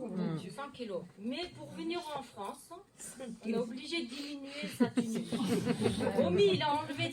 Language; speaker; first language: French; non-native, learner; Mongolian